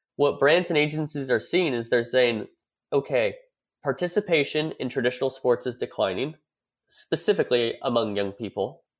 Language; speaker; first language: English; native; English